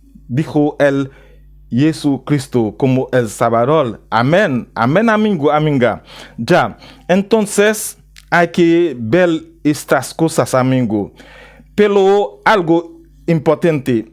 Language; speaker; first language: Spanish; non-native, learner; Haitian Creole